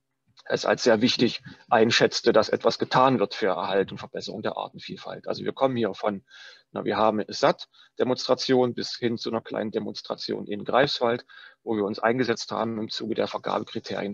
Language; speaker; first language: German; native; German